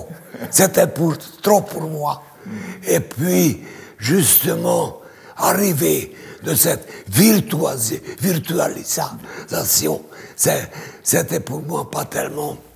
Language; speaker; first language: French; non-native, fluent; Hungarian